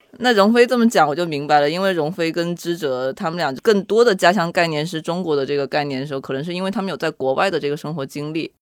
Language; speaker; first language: Chinese; native; Chinese